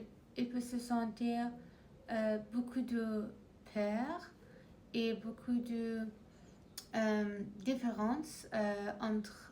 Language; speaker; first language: French; non-native, learner; Persian